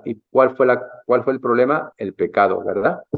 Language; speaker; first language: Spanish; native; Spanish